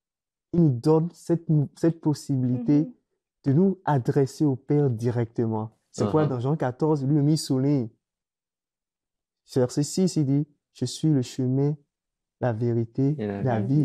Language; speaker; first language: French; native; French